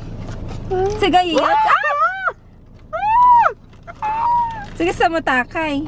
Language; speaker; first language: Chinese; non-native, learner; Filipino